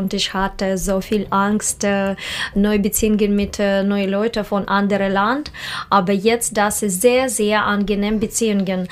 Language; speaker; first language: German; non-native, learner; Russian